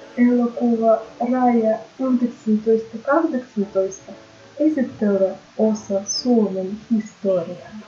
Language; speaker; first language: Finnish; non-native, learner; Russian